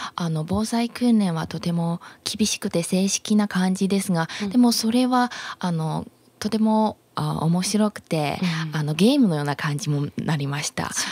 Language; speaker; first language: Japanese; non-native, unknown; Chinese